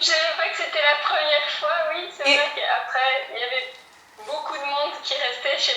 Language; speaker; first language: French; early bilingual, heritage; Portuguese